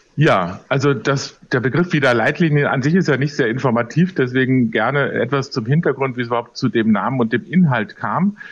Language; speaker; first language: German; native; German